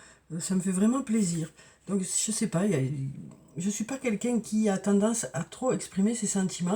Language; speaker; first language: French; native; French